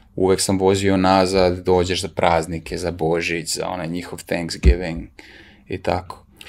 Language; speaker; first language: Serbian; native; Serbian